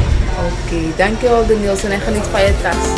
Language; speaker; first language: Dutch; native; Dutch